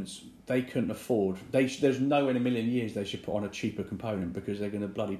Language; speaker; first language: English; native; English